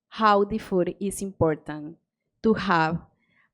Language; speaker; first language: English; non-native, learner; Spanish